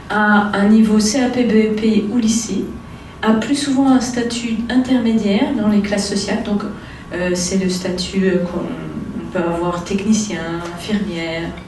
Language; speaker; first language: French; native; French